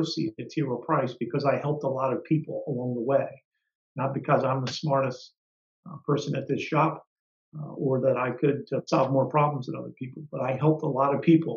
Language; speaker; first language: English; native; English